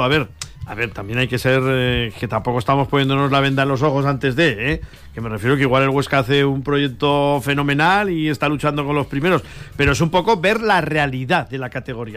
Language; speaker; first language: Spanish; native; Spanish